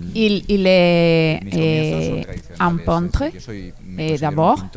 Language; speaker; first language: French; non-native, learner; Spanish